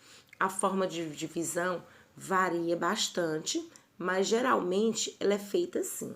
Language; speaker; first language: Portuguese; native; Portuguese